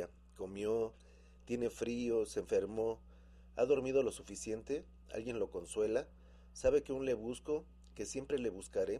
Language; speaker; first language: Spanish; native; Spanish